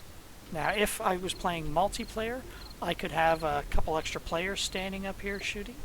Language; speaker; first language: English; native; English